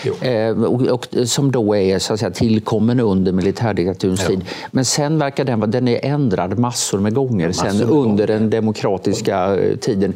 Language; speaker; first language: Swedish; native; Swedish